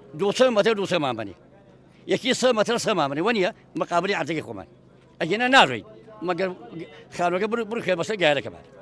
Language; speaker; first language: Central Kurdish; native; Central Kurdish